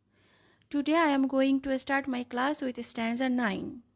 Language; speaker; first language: English; non-native, local second language; Bangla